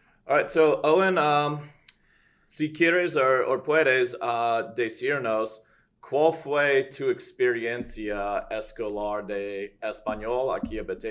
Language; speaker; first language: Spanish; non-native, fluent; English